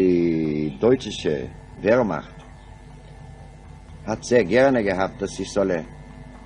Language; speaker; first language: German; non-native, local second language; Yiddish